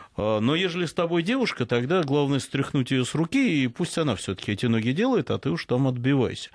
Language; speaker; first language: Russian; native; Russian